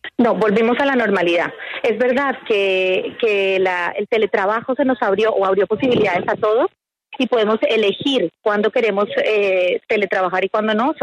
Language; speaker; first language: Spanish; native; Spanish